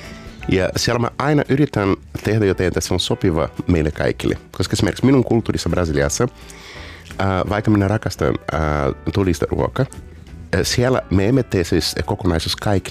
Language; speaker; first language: Finnish; non-native, learner; Portuguese